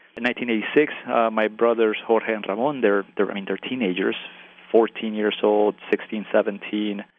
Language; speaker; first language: English; early bilingual, other home language; Spanish